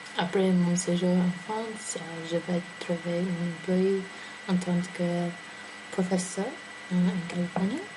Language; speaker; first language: French; non-native, learner; English